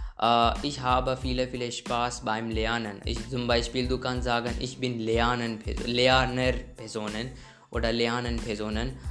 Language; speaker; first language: German; non-native, learner; Hindi